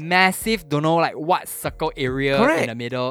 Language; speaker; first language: English; native; English